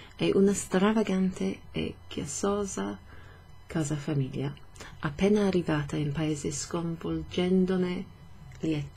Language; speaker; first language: Italian; non-native, fluent; English